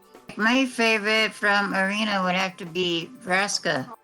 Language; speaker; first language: English; native; English